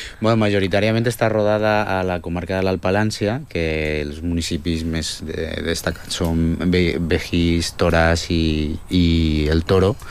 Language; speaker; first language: Catalan; native; Catalan